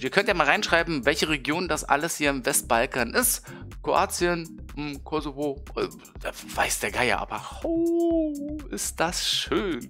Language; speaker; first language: German; native; German